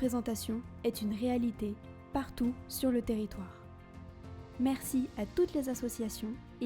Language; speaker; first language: French; native; French